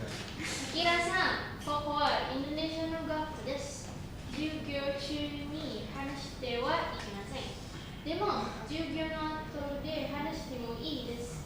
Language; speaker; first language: Japanese; non-native, learner; Indonesian